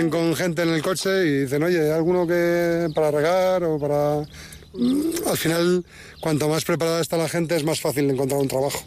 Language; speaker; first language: Spanish; native; Spanish